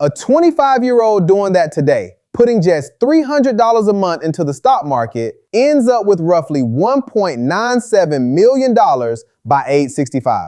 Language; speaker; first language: English; native; English